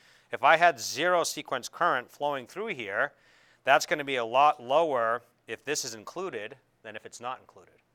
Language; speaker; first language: English; native; English